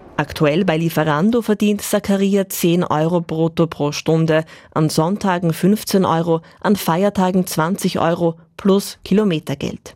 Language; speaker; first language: German; native; German